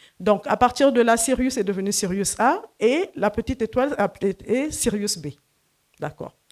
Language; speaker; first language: French; non-native, local second language; Fula